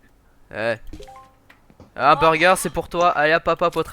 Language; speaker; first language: French; native; French